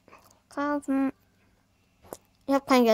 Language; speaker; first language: German; early bilingual, other home language; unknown